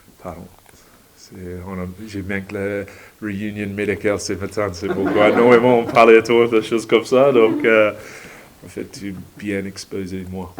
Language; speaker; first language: French; non-native, learner; English